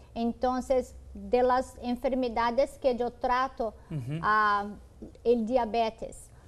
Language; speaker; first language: Spanish; non-native, learner; Portuguese